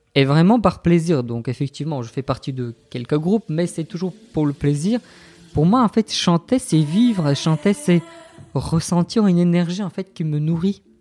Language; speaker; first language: French; non-native, fluent; Bulgarian